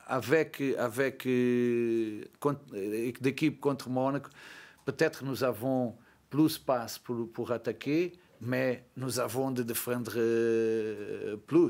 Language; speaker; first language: French; non-native, learner; Portuguese